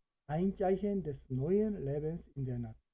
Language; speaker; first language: German; non-native, fluent; Korean